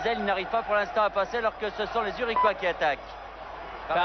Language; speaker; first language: French; native; French